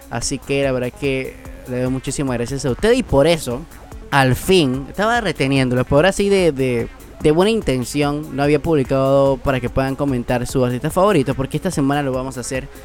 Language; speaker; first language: Spanish; native; Spanish